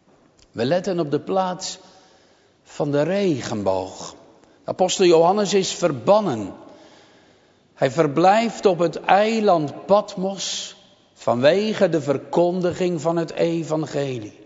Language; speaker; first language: Dutch; native; Dutch